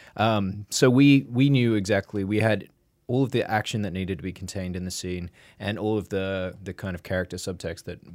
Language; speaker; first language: English; native; English